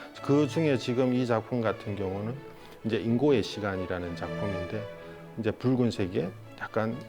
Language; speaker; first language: Korean; native; Korean